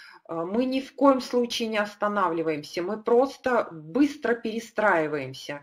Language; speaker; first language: Russian; native; Russian